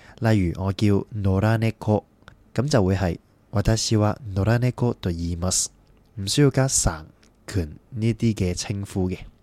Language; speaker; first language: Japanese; non-native, fluent; Cantonese